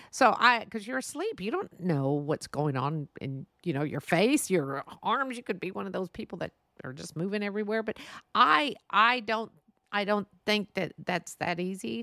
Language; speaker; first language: English; native; English